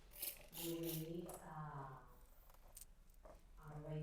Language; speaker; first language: English; non-native, learner; Spanish